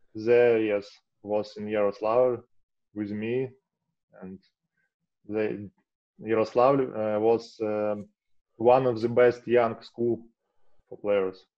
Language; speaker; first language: English; non-native, learner; Russian